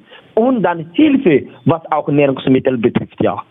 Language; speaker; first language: German; non-native, fluent; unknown